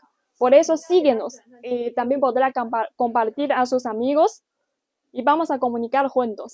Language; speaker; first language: Spanish; non-native, learner; Chinese